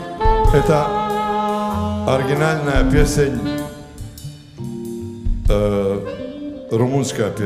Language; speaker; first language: Russian; non-native, learner; Serbian